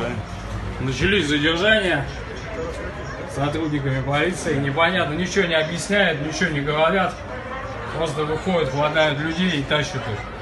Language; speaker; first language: Russian; native; Russian